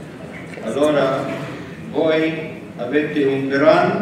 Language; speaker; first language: Italian; non-native, fluent; Spanish